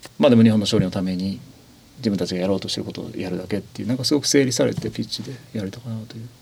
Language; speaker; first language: Japanese; native; Japanese